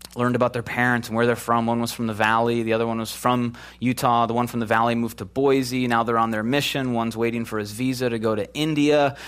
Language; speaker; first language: English; native; English